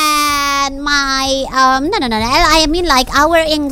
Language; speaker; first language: English; non-native, learner; Indonesian